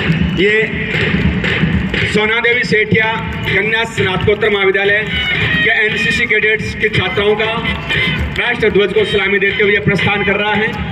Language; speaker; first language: Hindi; native; Hindi